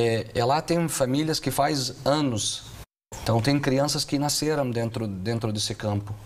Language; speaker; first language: Portuguese; non-native, fluent; Arabic